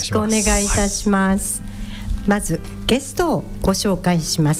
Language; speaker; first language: Japanese; native; Japanese